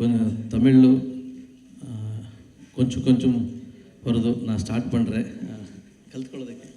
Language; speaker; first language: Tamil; non-native, learner; Kannada